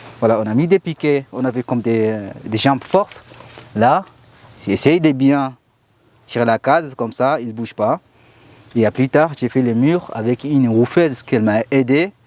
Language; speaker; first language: French; non-native, learner; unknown